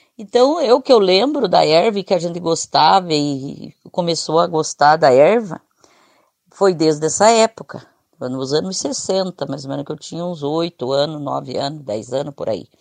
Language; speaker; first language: Portuguese; native; Portuguese